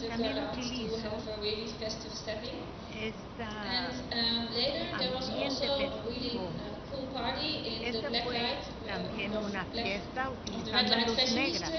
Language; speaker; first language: Spanish; non-native, fluent; Dutch